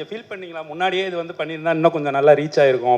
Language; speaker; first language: Tamil; native; Tamil